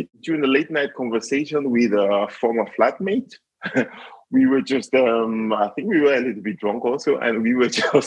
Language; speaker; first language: English; non-native, local second language; Krio